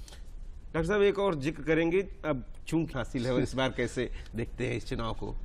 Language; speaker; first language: Hindi; native; Hindi